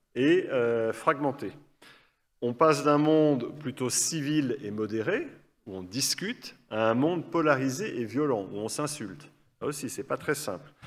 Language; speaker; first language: French; native; French